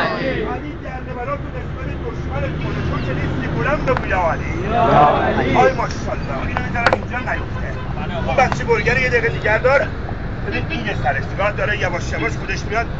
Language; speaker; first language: Persian; native; Persian